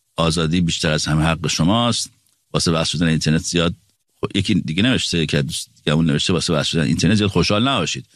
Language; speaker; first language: Persian; native; Persian